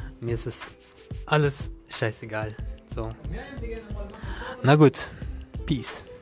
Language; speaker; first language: German; non-native, learner; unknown